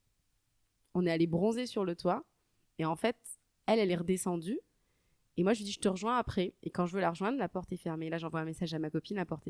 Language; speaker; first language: French; native; French